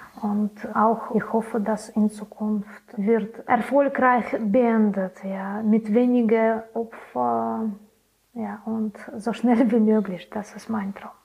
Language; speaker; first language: German; non-native, learner; Belarusian